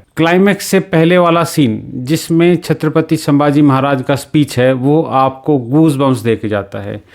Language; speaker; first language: Hindi; native; Hindi